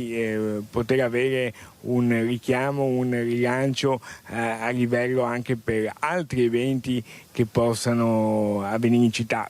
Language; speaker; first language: Italian; native; Italian